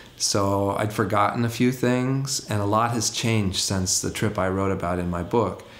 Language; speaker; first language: English; native; English